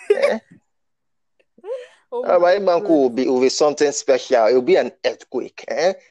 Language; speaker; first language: English; non-native, local second language; Igbo